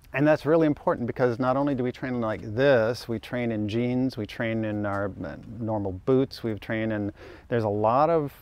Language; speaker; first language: English; native; English